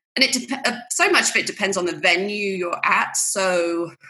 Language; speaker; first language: English; native; English